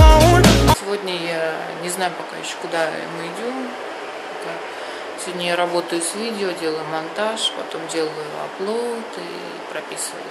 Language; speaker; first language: Russian; native; Russian